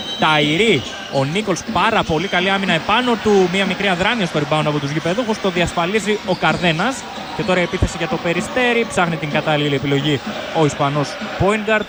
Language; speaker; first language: Greek; native; Greek